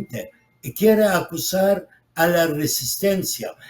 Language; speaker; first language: Spanish; non-native, fluent; Arabic